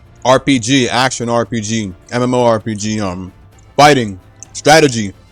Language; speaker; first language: English; native; English